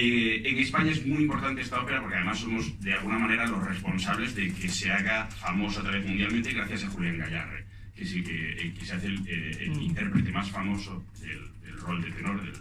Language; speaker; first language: Spanish; native; Spanish